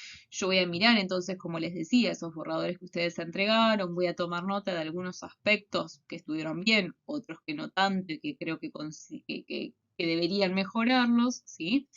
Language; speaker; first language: Spanish; native; Spanish